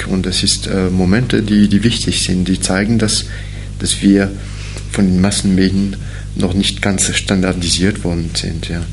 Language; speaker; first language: German; non-native, fluent; French